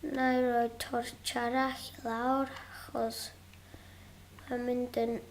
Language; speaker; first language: Welsh; non-native, local second language; English